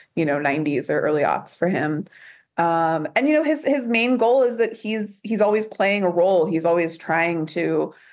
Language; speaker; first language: English; native; English